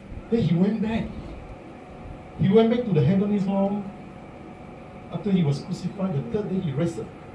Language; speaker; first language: English; non-native, local second language; Min Nan Chinese